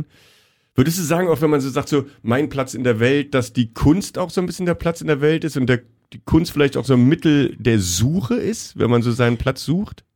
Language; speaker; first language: German; native; German